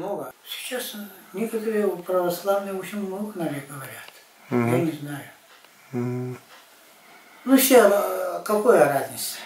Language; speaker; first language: Russian; non-native, local second language; Yakut